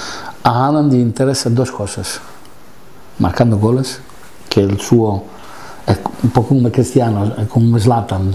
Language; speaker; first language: Spanish; non-native, fluent; Italian